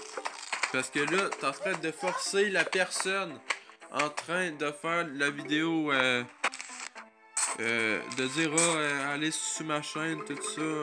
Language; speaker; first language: French; native; French